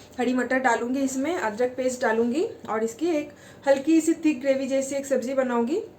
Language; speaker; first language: Hindi; non-native, local second language; Bangla